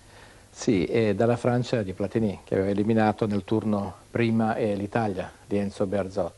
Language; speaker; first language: Italian; native; Italian